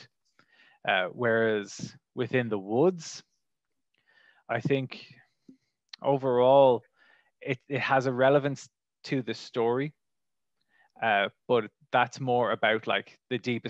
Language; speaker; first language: English; native; English